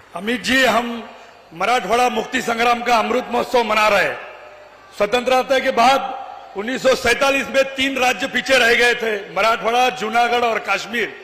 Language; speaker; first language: Hindi; non-native, local second language; Marathi